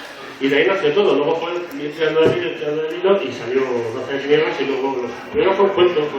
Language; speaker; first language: Spanish; native; Spanish